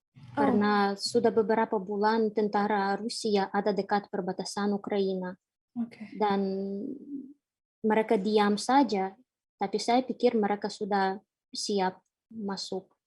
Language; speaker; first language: Indonesian; non-native, fluent; Ukrainian